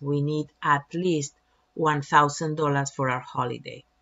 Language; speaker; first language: English; non-native, fluent; Spanish